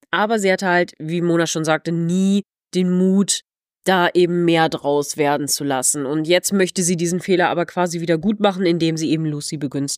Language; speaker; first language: German; native; German